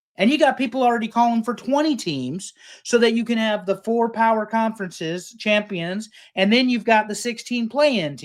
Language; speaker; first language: English; native; English